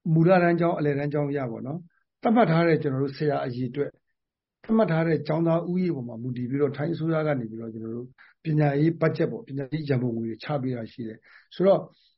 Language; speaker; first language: Burmese; native; Burmese